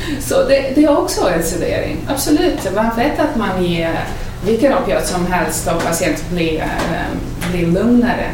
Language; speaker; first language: Swedish; non-native, fluent; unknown